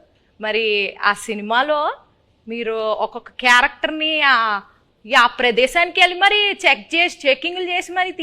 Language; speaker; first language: Telugu; native; Telugu